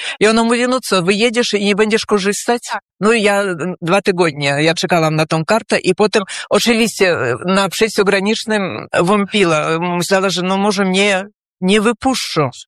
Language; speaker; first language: Polish; early bilingual, heritage; Polish